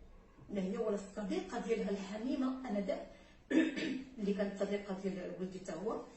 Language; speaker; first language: Arabic; native; Arabic